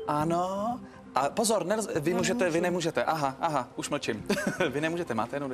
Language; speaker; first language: Czech; native; Czech